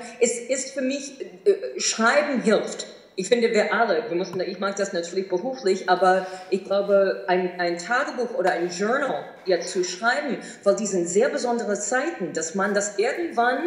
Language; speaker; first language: German; non-native, fluent; English